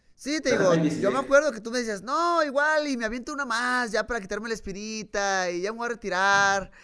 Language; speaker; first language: Spanish; native; Spanish